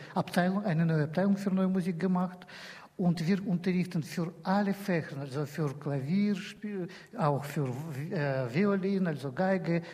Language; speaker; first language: German; non-native, fluent; Russian